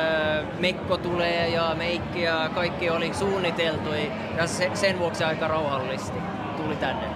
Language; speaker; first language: Finnish; non-native, local second language; Swedish